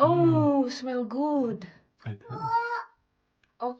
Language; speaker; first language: English; non-native, learner; Indonesian